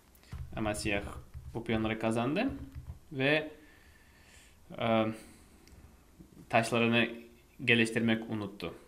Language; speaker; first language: Turkish; non-native, fluent; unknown